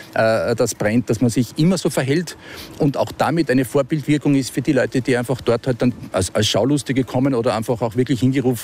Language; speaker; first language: German; native; German